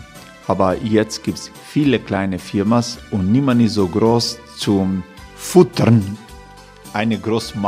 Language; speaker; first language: German; non-native, learner; Croatian